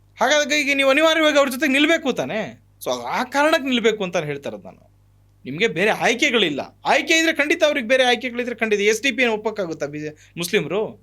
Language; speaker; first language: Kannada; native; Kannada